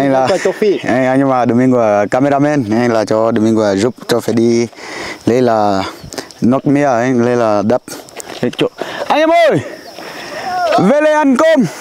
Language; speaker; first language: Vietnamese; non-native, learner; Portuguese